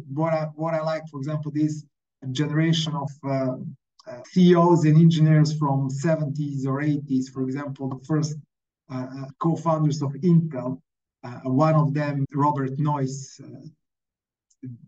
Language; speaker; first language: English; non-native, fluent; Serbian